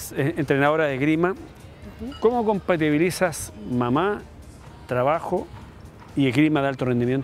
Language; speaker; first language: Spanish; native; Spanish